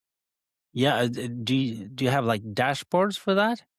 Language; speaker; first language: English; non-native, fluent; Norwegian